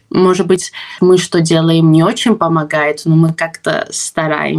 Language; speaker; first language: Russian; non-native, fluent; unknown